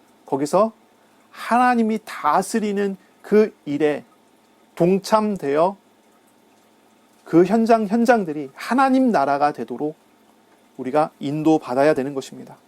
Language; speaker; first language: Korean; native; Korean